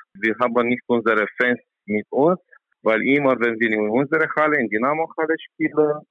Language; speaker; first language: German; non-native, learner; Romanian